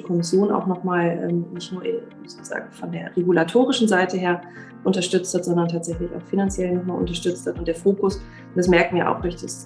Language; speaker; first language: German; native; German